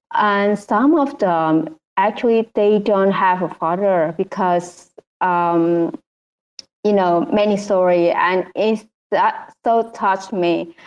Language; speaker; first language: English; non-native, learner; Indonesian